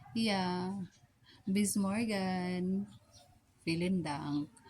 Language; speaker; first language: German; non-native, learner; Filipino